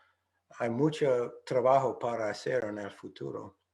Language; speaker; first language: Spanish; non-native, fluent; English